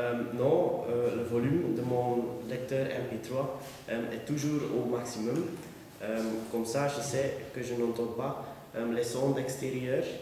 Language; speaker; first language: French; non-native, learner; Dutch